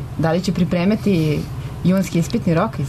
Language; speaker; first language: Serbian; native; Serbian